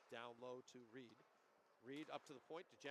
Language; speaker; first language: English; native; English